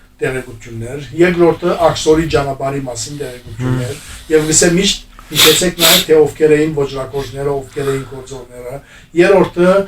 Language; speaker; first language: Armenian; native; Armenian